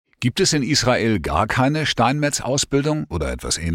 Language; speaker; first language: German; native; German